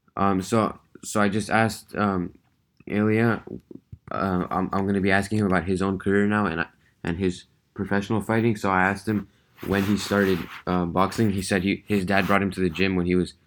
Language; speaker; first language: English; early bilingual, other home language; Russian